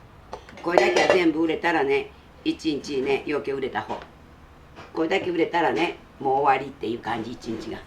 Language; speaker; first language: Japanese; native; Japanese